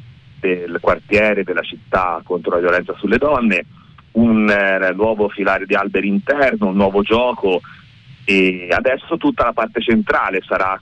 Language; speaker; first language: Italian; native; Italian